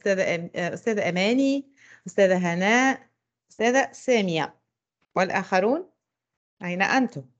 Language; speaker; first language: Arabic; native; Arabic